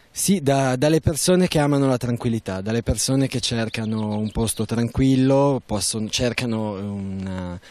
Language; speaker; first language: Italian; native; Italian